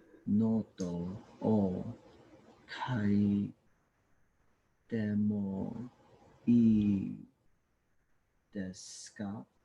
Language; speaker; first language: Japanese; non-native, learner; English